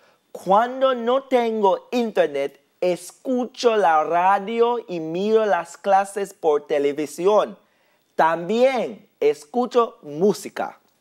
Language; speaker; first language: Spanish; non-native, fluent; English